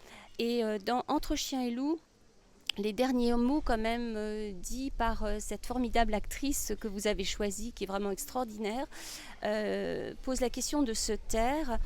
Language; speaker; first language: French; native; French